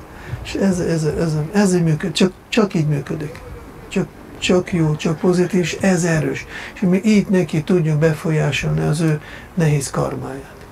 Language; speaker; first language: Hungarian; non-native, fluent; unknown